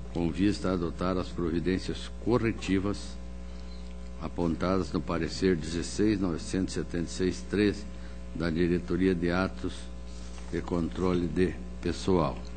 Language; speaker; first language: Portuguese; native; Portuguese